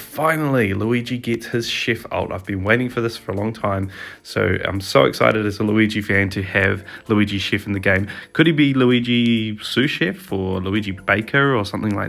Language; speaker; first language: English; native; English